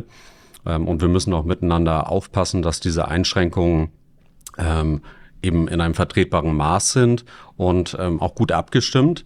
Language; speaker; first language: German; native; German